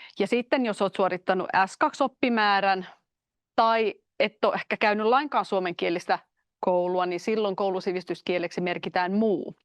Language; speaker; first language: Finnish; native; Finnish